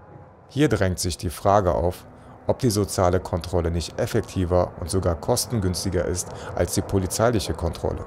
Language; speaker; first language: German; native; German